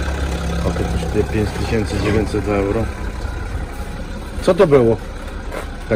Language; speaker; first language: Polish; native; Polish